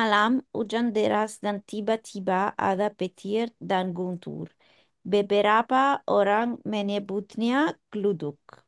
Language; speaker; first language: Indonesian; non-native, learner; English